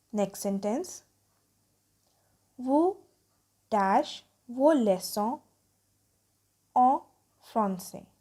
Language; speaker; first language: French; non-native, fluent; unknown